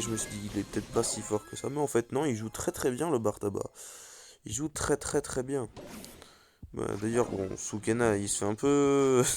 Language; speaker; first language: French; native; French